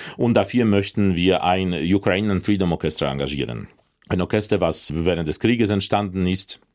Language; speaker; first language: German; non-native, fluent; Polish